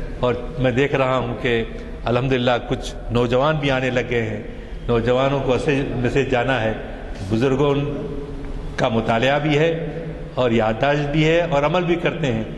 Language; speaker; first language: Urdu; native; Urdu